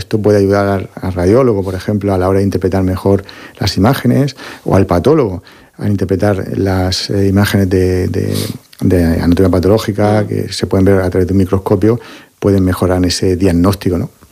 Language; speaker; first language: Spanish; native; Spanish